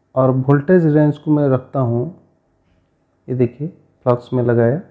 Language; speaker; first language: Hindi; non-native, local second language; Odia